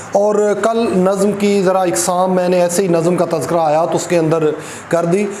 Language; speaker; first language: Urdu; non-native, local second language; Punjabi